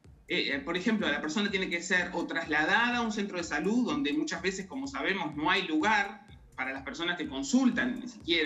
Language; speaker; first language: Spanish; native; Spanish